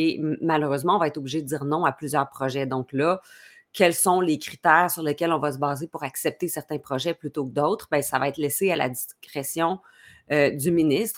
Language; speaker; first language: French; native; French